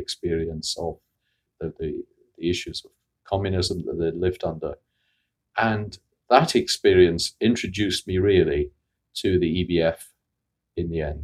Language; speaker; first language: English; native; English